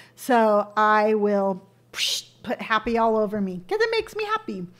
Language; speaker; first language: English; native; English